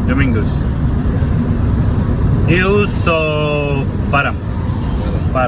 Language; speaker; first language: Portuguese; non-native, learner; Hindi